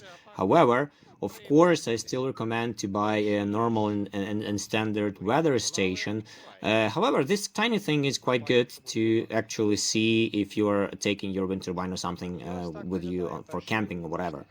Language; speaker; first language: English; non-native, fluent; Ukrainian